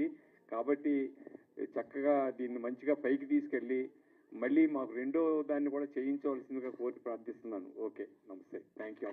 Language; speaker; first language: Telugu; native; Telugu